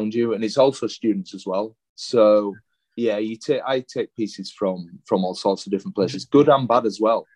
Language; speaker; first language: English; native; English